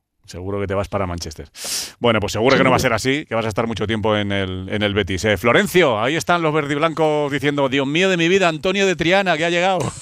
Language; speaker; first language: Spanish; native; Spanish